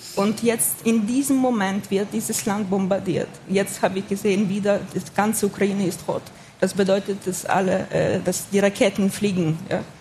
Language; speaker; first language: German; non-native, fluent; Ukrainian